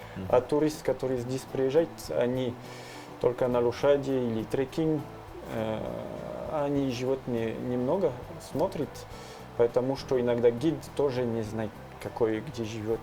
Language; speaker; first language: Russian; non-native, learner; French